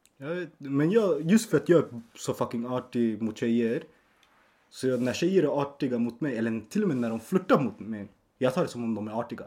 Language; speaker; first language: Swedish; early bilingual, other home language; Spanish